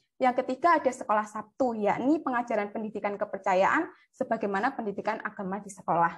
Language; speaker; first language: Indonesian; native; Indonesian